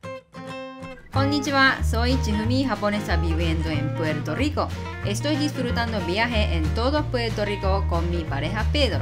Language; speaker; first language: Spanish; non-native, learner; Japanese